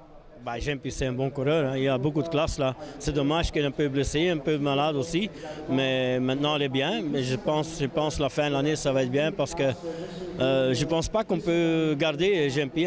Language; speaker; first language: French; non-native, local second language; Dutch